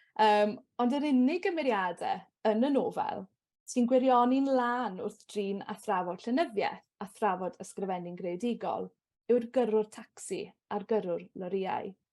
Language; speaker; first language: Welsh; native; Welsh